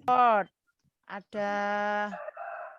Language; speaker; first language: English; non-native, learner; Indonesian